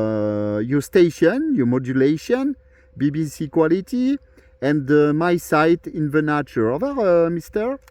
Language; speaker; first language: English; non-native, learner; French